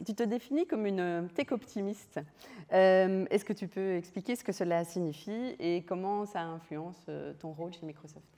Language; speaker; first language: French; native; French